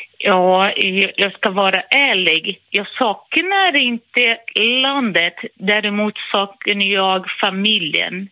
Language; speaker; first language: Swedish; non-native, fluent; Portuguese